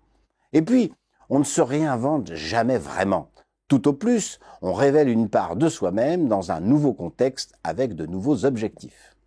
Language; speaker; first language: French; native; French